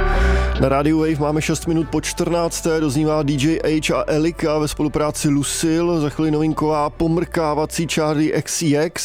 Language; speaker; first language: Czech; native; Czech